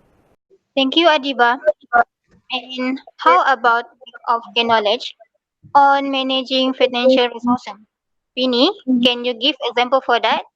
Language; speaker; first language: English; non-native, local second language; Malay